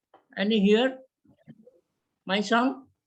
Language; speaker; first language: English; non-native, learner; Indonesian